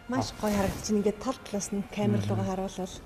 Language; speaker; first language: Mongolian; native; Mongolian